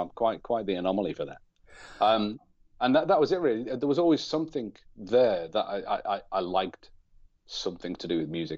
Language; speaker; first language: English; native; English